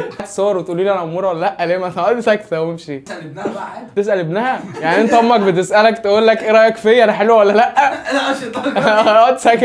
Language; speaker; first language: Arabic; native; Arabic